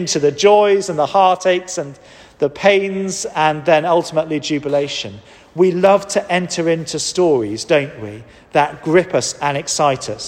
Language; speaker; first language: English; native; English